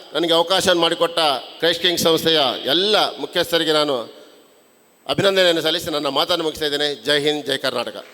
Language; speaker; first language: Kannada; native; Kannada